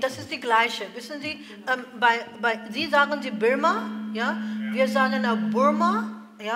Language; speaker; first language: German; non-native, learner; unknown